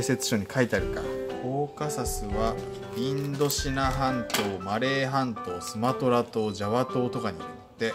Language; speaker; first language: Japanese; native; Japanese